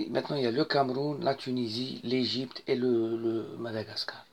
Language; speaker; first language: French; non-native, local second language; Arabic